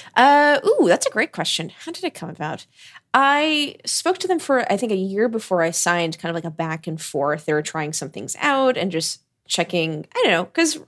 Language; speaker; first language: English; native; English